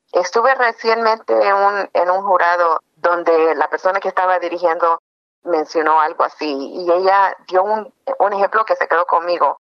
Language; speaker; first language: Spanish; early bilingual, heritage; Spanish